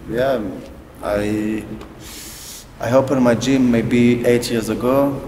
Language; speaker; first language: English; non-native, learner; French